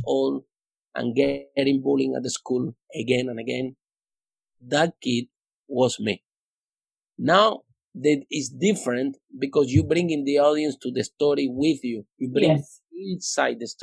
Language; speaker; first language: English; non-native, fluent; Spanish